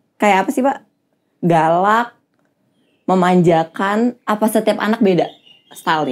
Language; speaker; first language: Indonesian; native; Indonesian